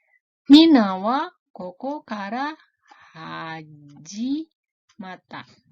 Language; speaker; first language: Japanese; non-native, fluent; Indonesian